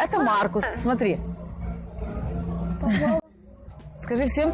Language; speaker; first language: Russian; native; Russian